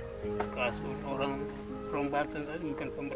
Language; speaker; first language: Indonesian; non-native, local second language; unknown